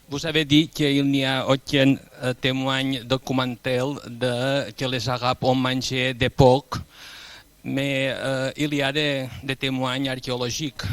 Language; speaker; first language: French; non-native, fluent; Spanish